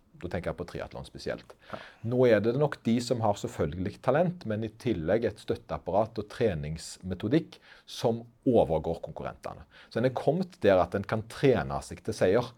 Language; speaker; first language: Norwegian; native; Norwegian